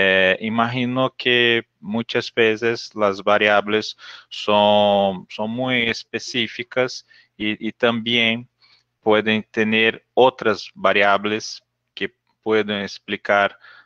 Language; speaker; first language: Spanish; non-native, learner; Portuguese